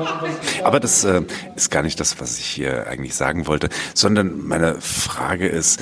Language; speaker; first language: German; native; German